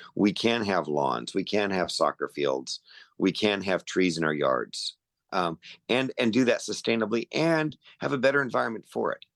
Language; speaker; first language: English; native; English